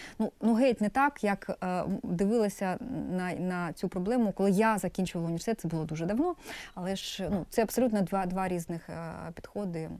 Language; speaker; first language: Ukrainian; non-native, local second language; Russian